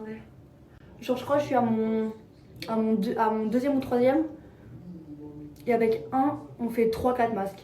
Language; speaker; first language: French; native; French